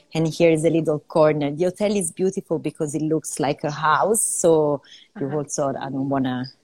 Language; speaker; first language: English; non-native, fluent; Italian